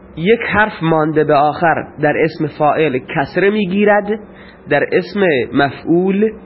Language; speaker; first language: Persian; non-native, local second language; Baluchi